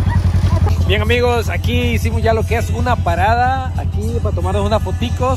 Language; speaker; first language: Spanish; native; Spanish